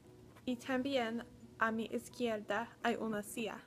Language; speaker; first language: Spanish; non-native, learner; English